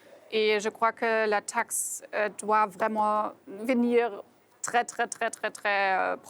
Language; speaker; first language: French; non-native, fluent; German